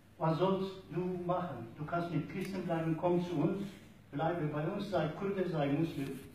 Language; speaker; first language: German; non-native, fluent; Turoyo